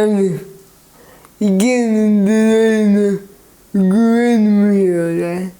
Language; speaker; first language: Turkish; early bilingual, heritage; Turkish